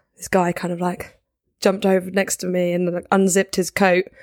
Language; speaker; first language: English; native; English